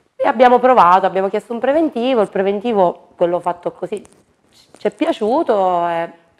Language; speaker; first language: Italian; native; Italian